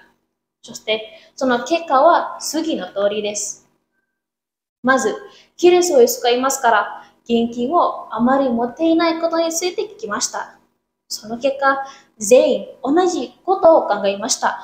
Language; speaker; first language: Japanese; non-native, learner; Indonesian